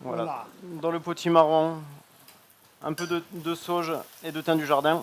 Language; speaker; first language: French; native; French